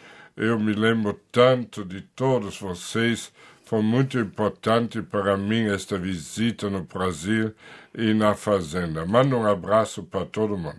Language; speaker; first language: Portuguese; non-native, fluent; German